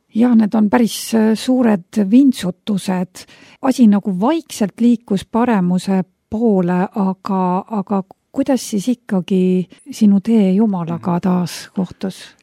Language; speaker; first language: Estonian; native; Estonian